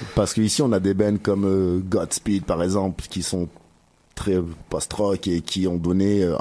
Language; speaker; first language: French; native; French